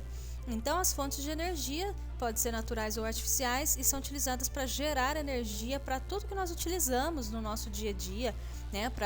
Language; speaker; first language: Portuguese; native; Portuguese